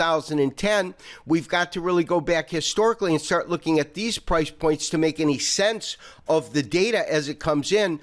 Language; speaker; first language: English; native; English